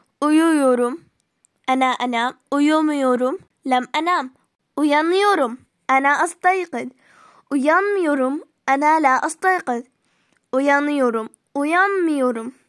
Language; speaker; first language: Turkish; non-native, fluent; Arabic